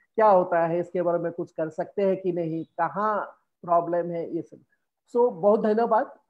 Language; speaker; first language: Hindi; non-native, local second language; Assamese